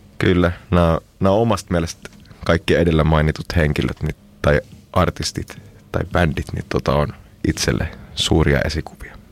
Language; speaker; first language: Finnish; early bilingual, heritage; Finnish